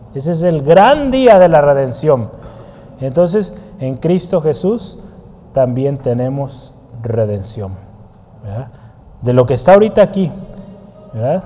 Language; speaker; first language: Spanish; native; Spanish